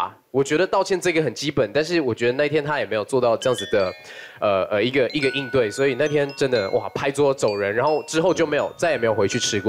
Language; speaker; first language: Chinese; native; Chinese